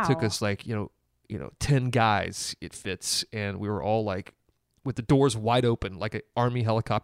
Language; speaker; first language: English; native; English